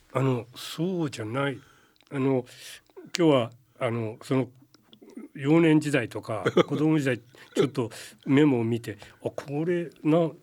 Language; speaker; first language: Japanese; native; Japanese